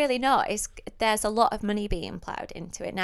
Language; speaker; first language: English; native; English